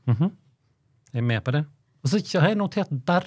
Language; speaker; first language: Norwegian; native; Norwegian